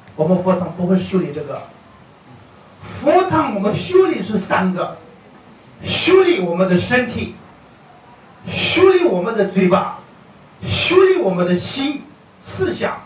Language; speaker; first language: Chinese; non-native, fluent; Tibetan